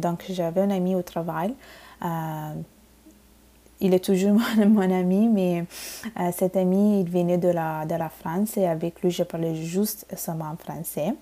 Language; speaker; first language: French; non-native, fluent; Bangla